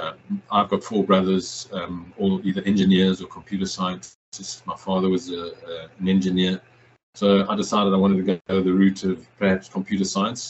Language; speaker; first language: English; native; English